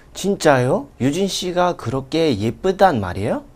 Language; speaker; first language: Korean; non-native, learner; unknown